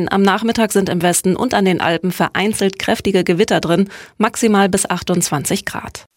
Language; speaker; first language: German; native; German